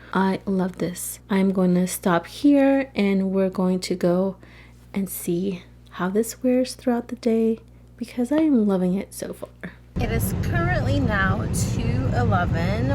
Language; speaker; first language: English; native; English